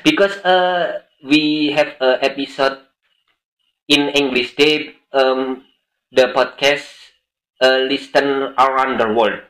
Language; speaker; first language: English; non-native, learner; Indonesian